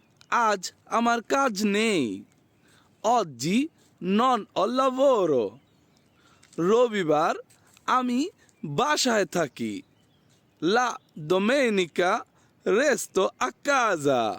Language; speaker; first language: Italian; non-native, fluent; Bangla